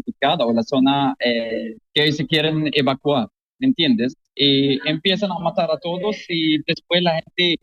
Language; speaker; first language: Spanish; non-native, fluent; Arabic